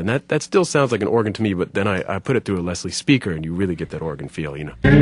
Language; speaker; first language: English; native; English